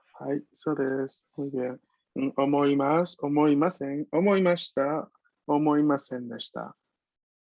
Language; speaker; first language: Japanese; non-native, fluent; Spanish